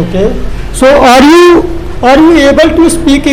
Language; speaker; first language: English; non-native, local second language; Hindi